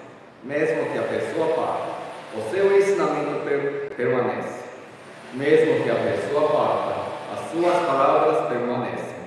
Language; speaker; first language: Portuguese; non-native, fluent; Japanese